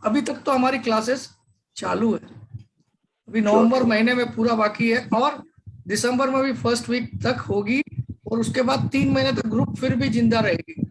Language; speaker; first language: Hindi; native; Hindi